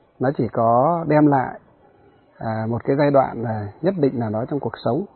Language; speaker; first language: Vietnamese; non-native, local second language; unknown